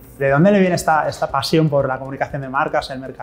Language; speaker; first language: Spanish; native; Spanish